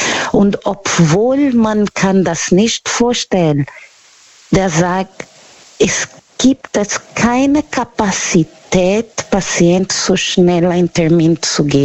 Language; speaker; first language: German; non-native, learner; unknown